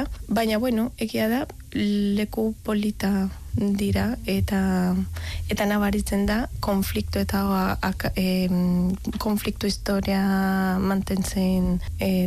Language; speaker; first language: Basque; non-native, learner; Spanish